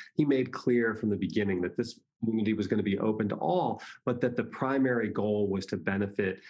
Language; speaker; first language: English; native; English